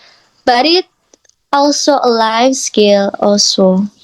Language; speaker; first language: English; non-native, learner; Indonesian